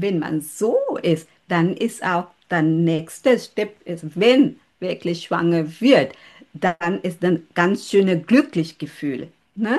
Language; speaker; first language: German; non-native, learner; Sinhala